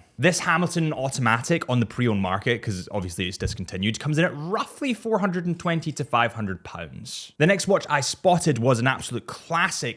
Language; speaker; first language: English; native; English